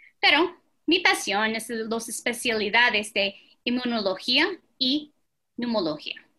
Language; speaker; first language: Spanish; non-native, fluent; English